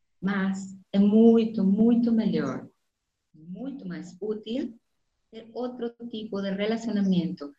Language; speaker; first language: Spanish; non-native, fluent; Portuguese